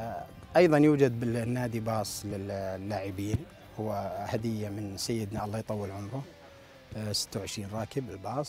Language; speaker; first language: Arabic; native; Arabic